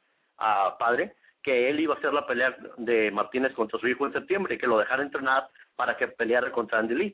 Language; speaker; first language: Spanish; native; Spanish